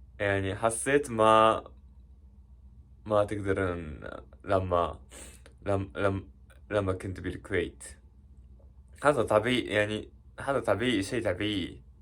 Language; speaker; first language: Arabic; non-native, learner; Japanese